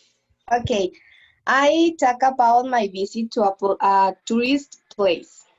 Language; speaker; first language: English; non-native, learner; Spanish